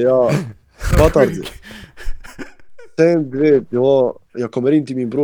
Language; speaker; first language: Swedish; early bilingual, other home language; Albanian